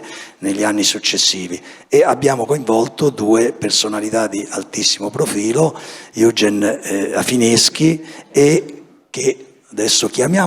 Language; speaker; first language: Italian; native; Italian